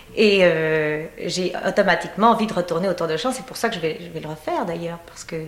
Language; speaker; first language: French; native; French